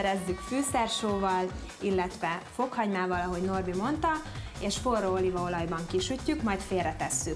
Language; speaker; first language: Hungarian; native; Hungarian